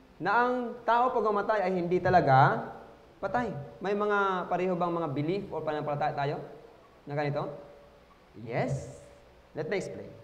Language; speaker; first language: Filipino; non-native, local second language; Cebuano